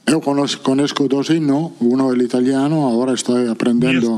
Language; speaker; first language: Portuguese; non-native, learner; Italian